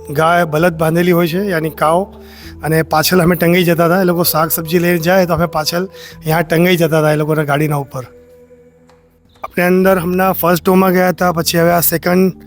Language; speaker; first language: Gujarati; native; Gujarati